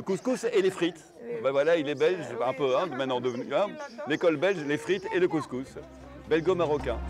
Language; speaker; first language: French; native; French